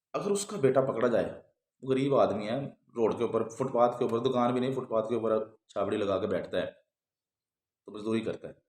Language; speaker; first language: Urdu; non-native, local second language; Punjabi